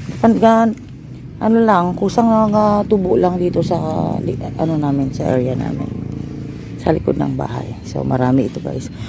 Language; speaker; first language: Filipino; non-native, local second language; Hiligaynon